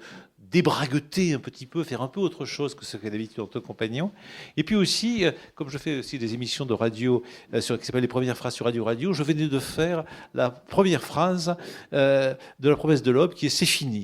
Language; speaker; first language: French; native; French